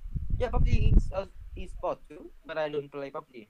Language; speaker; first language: English; non-native, learner; Vietnamese